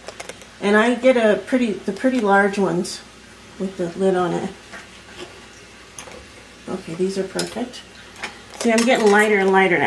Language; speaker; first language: English; native; English